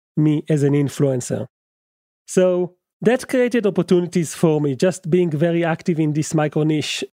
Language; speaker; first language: English; non-native, fluent; Hebrew